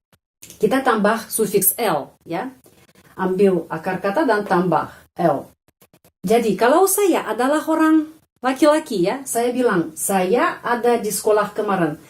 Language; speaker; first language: Indonesian; non-native, fluent; Russian